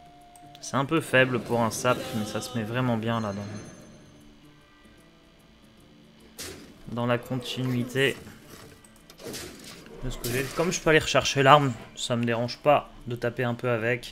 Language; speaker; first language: French; native; French